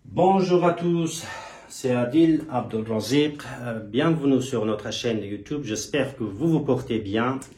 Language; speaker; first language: French; non-native, fluent; Persian